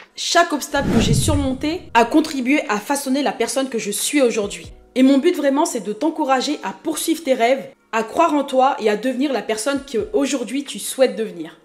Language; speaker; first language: French; early bilingual, other home language; Haitian Creole